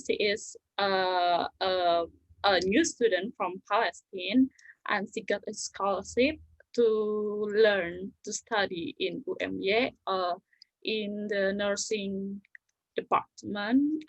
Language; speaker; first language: English; non-native, learner; Indonesian